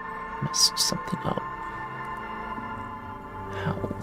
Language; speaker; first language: English; native; English